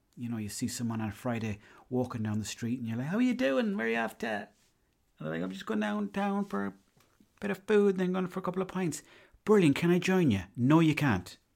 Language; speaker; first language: English; native; English